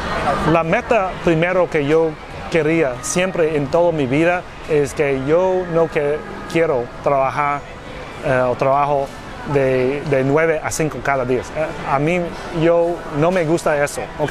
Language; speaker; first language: Spanish; non-native, learner; English